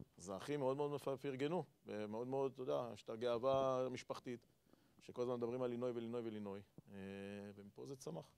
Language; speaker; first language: Hebrew; native; Hebrew